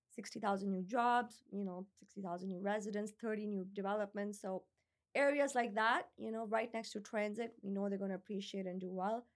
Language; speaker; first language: English; non-native, local second language; Urdu